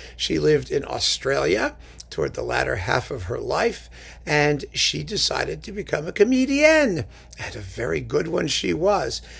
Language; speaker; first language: English; native; English